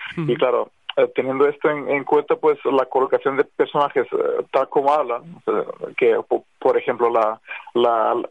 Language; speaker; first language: Spanish; non-native, fluent; Serbian